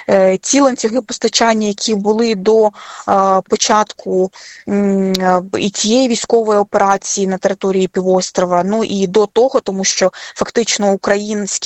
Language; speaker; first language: Ukrainian; native; Ukrainian